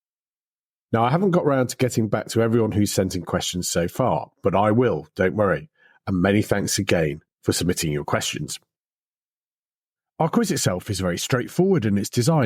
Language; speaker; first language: English; native; English